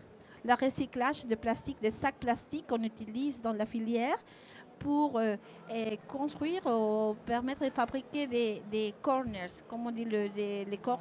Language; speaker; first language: French; non-native, fluent; Spanish